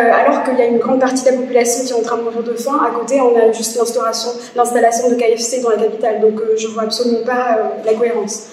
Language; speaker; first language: French; non-native, local second language; Malagasy